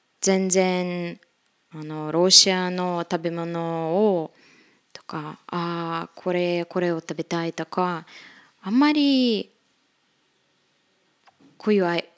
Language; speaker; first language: Japanese; non-native, fluent; Russian